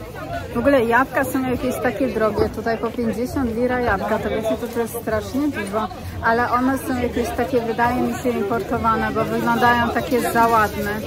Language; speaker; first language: Polish; native; Polish